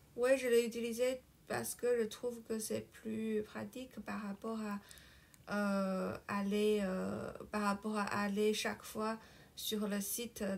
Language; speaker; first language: French; non-native, fluent; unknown